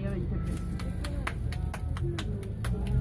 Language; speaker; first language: Spanish; native; Spanish